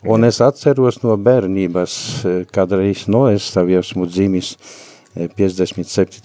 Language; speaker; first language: Latvian; non-native, fluent; Polish